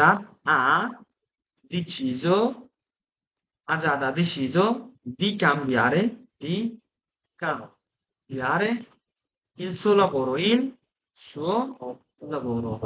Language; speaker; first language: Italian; non-native, fluent; Bangla